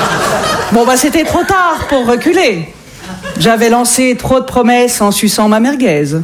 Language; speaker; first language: French; native; French